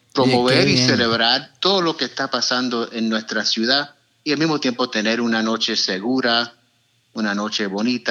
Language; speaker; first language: Spanish; early bilingual, heritage; Spanish